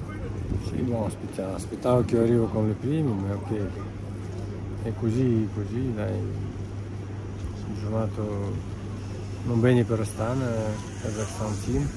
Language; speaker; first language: Italian; non-native, learner; Russian